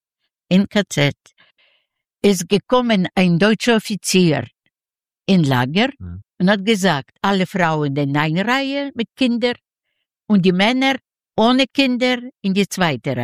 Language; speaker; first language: German; non-native, learner; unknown